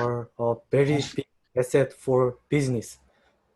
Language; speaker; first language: English; non-native, learner; Korean